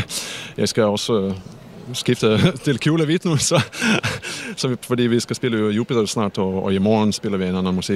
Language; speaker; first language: Danish; non-native, fluent; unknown